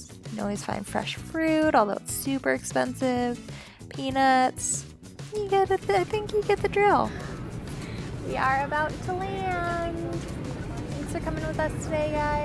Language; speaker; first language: English; native; English